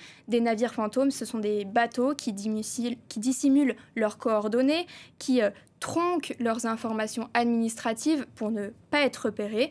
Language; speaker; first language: French; native; French